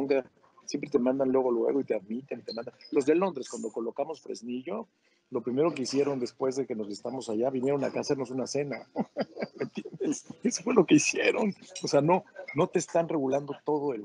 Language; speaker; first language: Spanish; native; Spanish